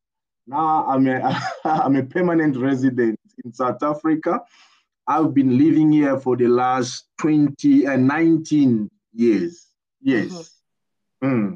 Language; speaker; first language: English; non-native, fluent; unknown